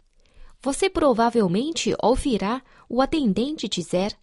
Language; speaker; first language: Portuguese; non-native, fluent; Chinese